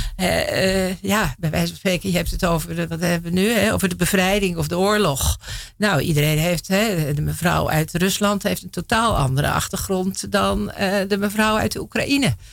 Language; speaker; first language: Dutch; native; Dutch